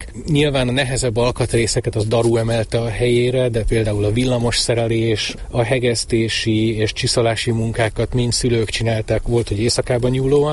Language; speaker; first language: Hungarian; native; Hungarian